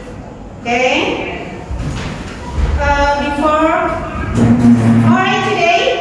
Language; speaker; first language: English; non-native, learner; Indonesian